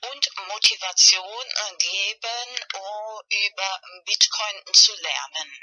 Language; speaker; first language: German; non-native, fluent; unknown